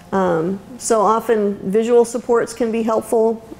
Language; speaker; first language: English; native; English